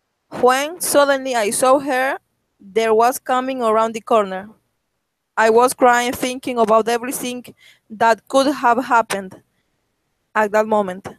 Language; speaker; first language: English; non-native, learner; Spanish